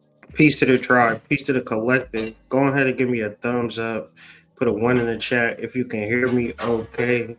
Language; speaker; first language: English; native; English